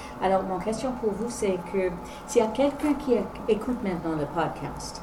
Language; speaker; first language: French; non-native, learner; English